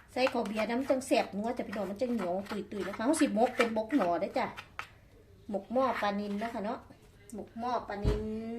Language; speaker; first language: Thai; native; Thai